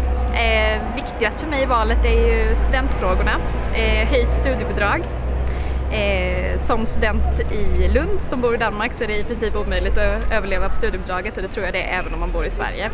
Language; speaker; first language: Swedish; native; Swedish